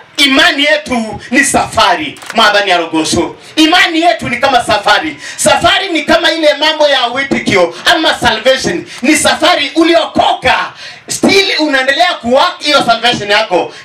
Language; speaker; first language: Swahili; non-native, local second language; Kikuyu